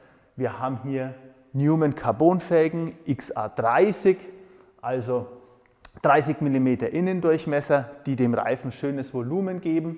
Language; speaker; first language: German; native; German